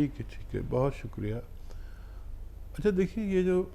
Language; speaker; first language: Hindi; native; Hindi